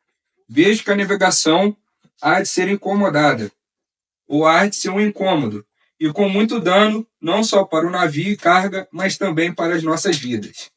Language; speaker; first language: Portuguese; native; Portuguese